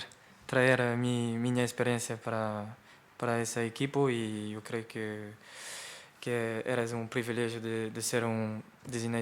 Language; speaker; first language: Spanish; non-native, fluent; French